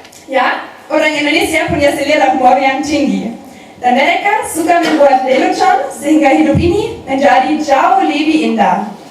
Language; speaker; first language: Indonesian; non-native, learner; German